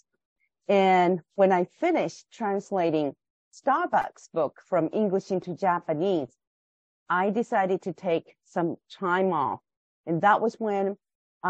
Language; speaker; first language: English; non-native, fluent; Japanese